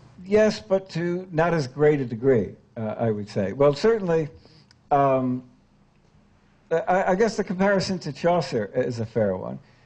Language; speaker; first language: English; native; English